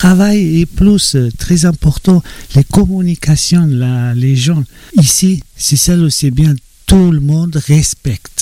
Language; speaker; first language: French; non-native, learner; Georgian